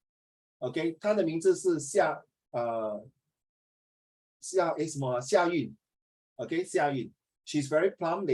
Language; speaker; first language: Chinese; native; Chinese